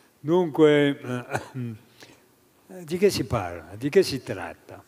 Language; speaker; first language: Italian; non-native, fluent; French